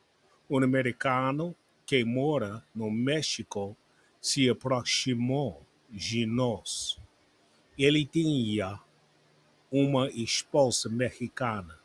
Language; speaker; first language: Portuguese; non-native, learner; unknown